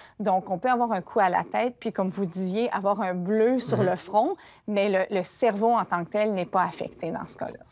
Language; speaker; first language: French; native; French